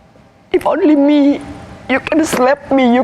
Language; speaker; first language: English; non-native, fluent; Indonesian